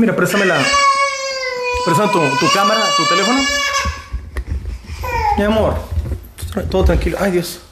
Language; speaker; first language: Spanish; native; Spanish